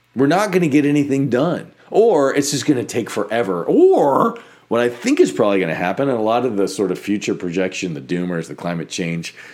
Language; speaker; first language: English; native; English